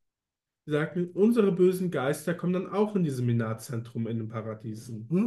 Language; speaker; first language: German; native; German